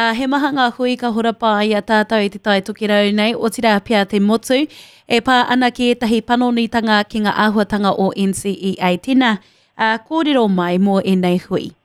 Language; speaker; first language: Māori; native; Māori